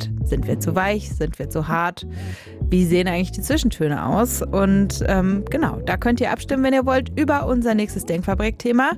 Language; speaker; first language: German; native; German